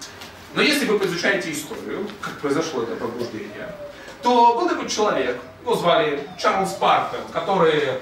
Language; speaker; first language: Russian; native; Russian